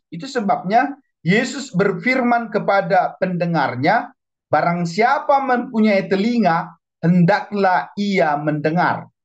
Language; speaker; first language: Indonesian; non-native, local second language; Batak Toba